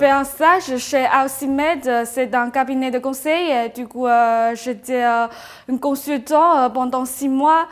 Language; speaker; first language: French; non-native, fluent; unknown